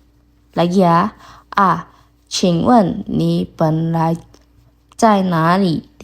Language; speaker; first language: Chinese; non-native, fluent; Indonesian